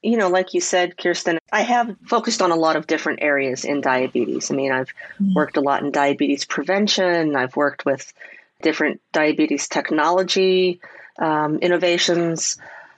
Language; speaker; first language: English; native; English